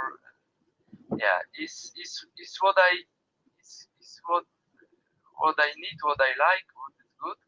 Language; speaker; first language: English; non-native, learner; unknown